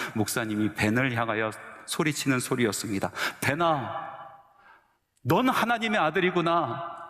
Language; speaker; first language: Korean; native; Korean